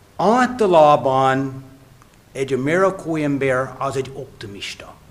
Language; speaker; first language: Hungarian; non-native, fluent; English